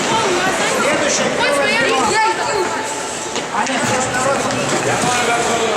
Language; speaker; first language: Russian; native; Russian